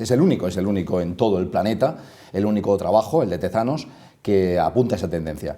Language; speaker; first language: Spanish; native; Spanish